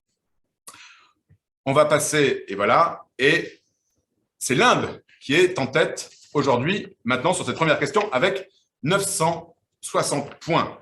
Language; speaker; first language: French; native; French